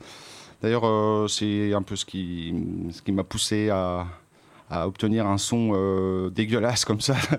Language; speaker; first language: French; native; French